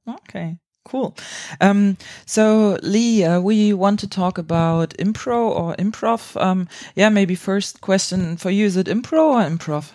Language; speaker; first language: English; non-native, fluent; German